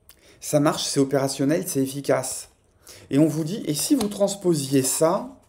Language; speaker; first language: French; native; French